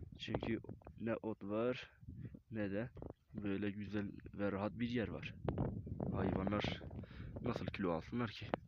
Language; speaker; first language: Turkish; non-native, local second language; Kurdish